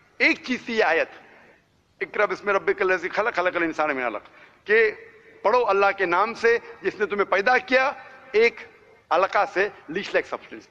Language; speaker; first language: Hindi; non-native, local second language; Konkani